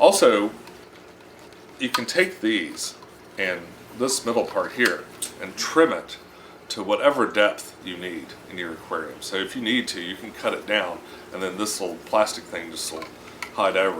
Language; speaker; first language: English; native; English